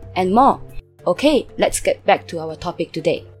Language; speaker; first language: English; non-native, local second language; Chinese